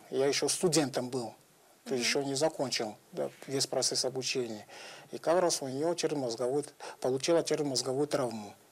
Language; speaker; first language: Russian; non-native, fluent; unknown